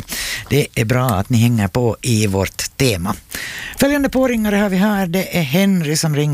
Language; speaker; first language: Swedish; native; Swedish